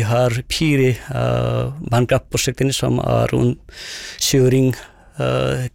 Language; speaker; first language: Norwegian; non-native, fluent; Nepali